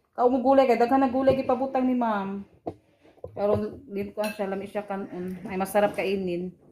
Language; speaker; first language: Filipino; non-native, local second language; Cebuano